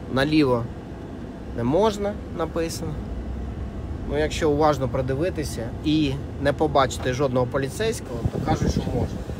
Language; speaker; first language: Ukrainian; non-native, local second language; Russian